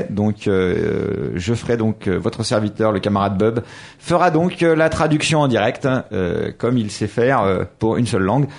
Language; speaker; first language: French; native; French